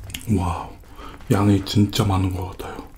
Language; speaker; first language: Korean; non-native, fluent; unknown